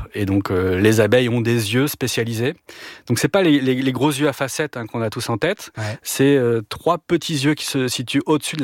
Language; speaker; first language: French; native; French